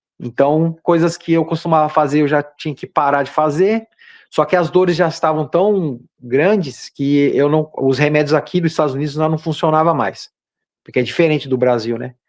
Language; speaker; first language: Portuguese; native; Portuguese